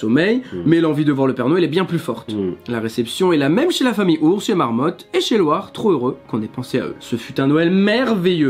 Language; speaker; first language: French; native; French